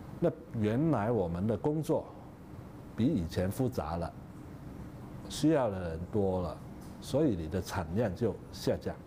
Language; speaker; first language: Chinese; non-native, local second language; Cantonese